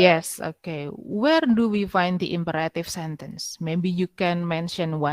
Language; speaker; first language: English; non-native, fluent; Indonesian